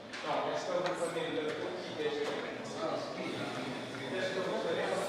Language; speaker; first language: French; non-native, fluent; Indonesian